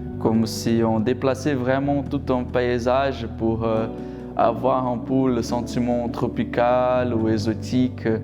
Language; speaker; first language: French; non-native, fluent; Portuguese